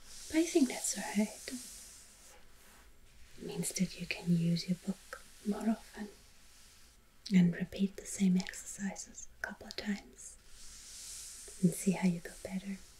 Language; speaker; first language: English; non-native, fluent; German